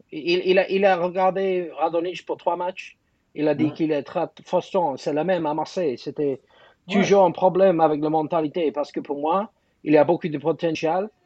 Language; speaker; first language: French; non-native, fluent; English